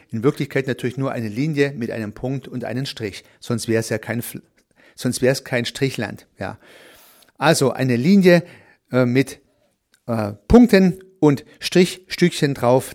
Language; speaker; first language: German; native; German